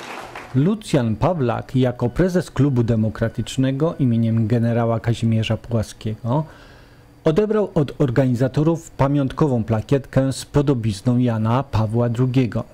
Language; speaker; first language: Polish; native; Polish